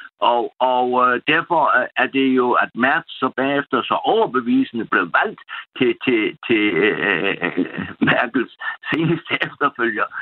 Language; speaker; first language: Danish; non-native, local second language; German